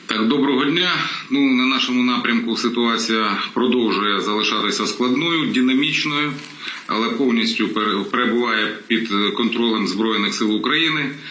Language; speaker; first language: Ukrainian; non-native, local second language; Russian